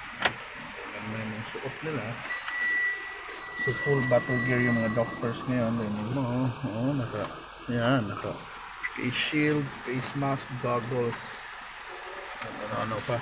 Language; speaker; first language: Filipino; non-native, local second language; Cebuano